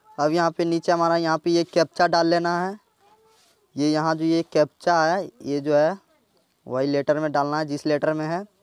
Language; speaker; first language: Hindi; native; Hindi